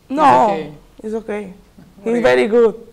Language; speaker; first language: English; non-native, learner; Spanish